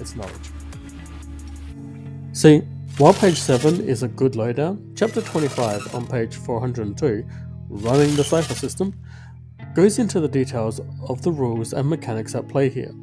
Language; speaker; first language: English; native; English